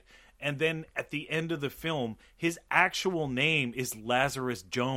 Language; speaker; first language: English; native; English